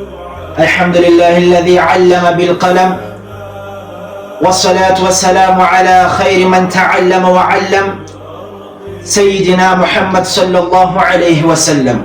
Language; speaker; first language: Arabic; non-native, learner; Urdu